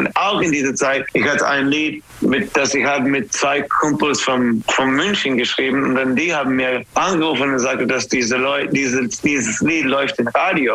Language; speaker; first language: German; non-native, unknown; English